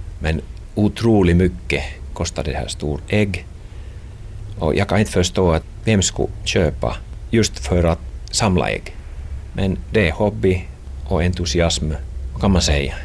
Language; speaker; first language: Swedish; non-native, local second language; Finnish